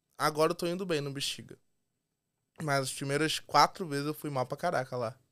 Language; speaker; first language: Portuguese; native; Portuguese